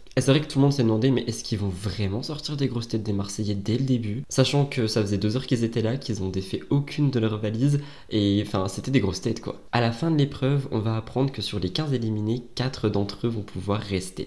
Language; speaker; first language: French; native; French